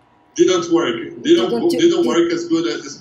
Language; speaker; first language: English; non-native, fluent; Portuguese